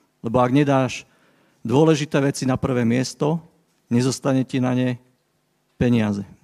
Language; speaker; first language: Slovak; native; Slovak